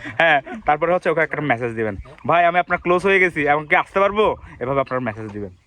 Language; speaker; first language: Bangla; native; Bangla